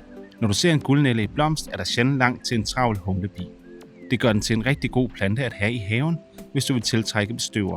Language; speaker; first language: Danish; native; Danish